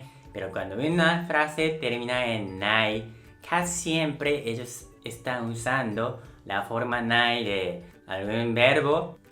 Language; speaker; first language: Spanish; non-native, local second language; Japanese